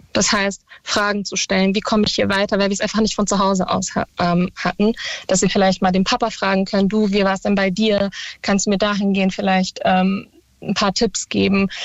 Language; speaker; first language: German; early bilingual, other home language; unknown